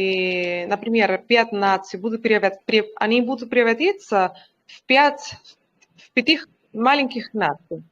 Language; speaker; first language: Russian; non-native, learner; Spanish